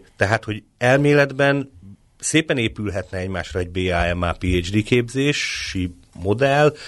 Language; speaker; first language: Hungarian; native; Hungarian